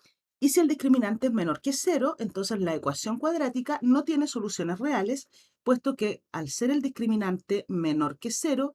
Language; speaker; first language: Spanish; native; Spanish